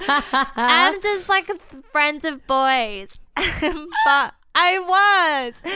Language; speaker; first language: English; non-native, fluent; Polish